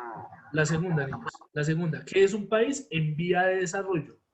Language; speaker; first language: Spanish; native; Spanish